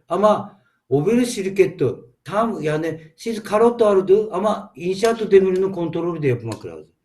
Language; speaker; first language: Turkish; non-native, learner; Japanese